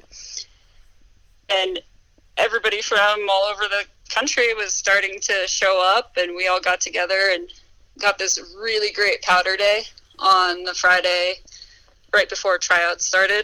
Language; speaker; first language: English; native; English